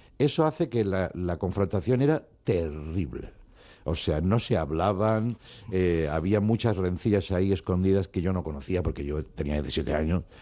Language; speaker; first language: Spanish; non-native, local second language; Catalan